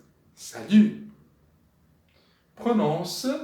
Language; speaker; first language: French; non-native, fluent; Portuguese